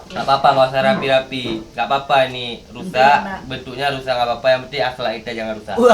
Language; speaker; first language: Indonesian; native; Indonesian